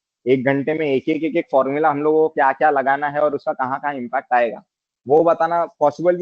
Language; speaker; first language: Hindi; native; Hindi